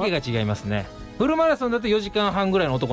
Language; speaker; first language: Japanese; native; Japanese